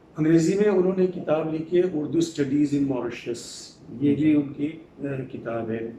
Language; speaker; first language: Urdu; non-native, fluent; Morisyen